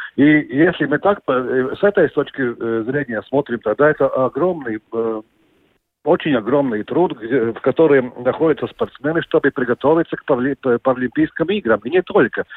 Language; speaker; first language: Russian; non-native, local second language; Latvian